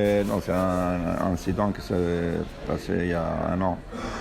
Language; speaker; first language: French; non-native, fluent; Romanian